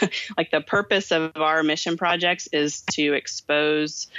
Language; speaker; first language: English; native; English